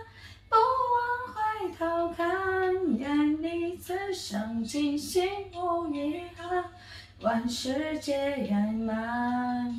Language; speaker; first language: Chinese; native; Chinese